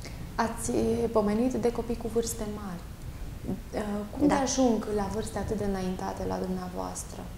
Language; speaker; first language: Romanian; native; Romanian